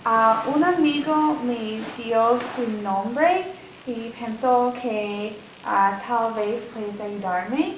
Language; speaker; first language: Spanish; non-native, learner; English